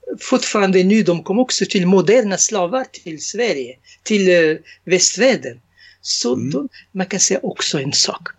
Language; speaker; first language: Swedish; non-native, fluent; Arabic